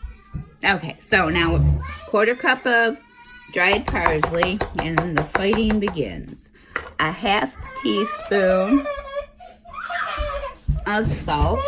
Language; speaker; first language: English; native; English